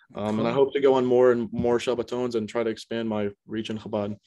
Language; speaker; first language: English; native; English